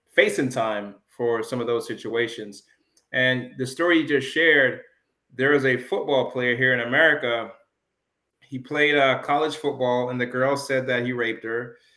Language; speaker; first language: English; early bilingual, other home language; Jamaican Creole English